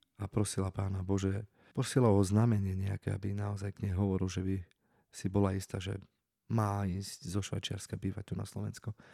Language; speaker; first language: Slovak; non-native, local second language; Romany